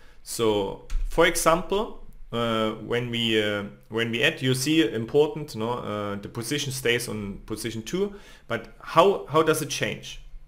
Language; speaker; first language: English; non-native, fluent; German